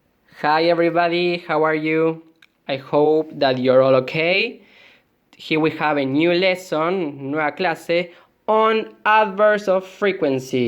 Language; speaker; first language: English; non-native, fluent; Spanish